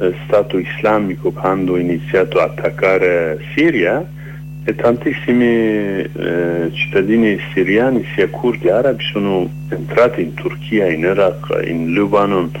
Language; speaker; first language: Italian; non-native, learner; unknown